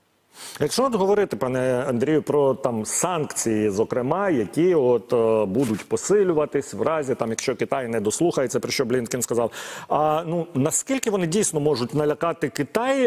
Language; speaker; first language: Ukrainian; native; Ukrainian